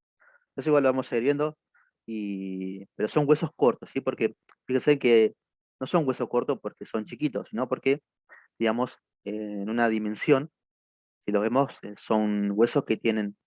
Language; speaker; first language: Spanish; native; Spanish